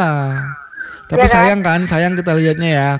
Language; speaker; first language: Indonesian; native; Indonesian